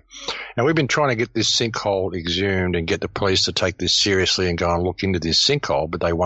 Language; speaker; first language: English; native; English